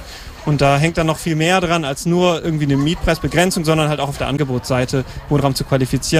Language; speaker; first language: German; native; German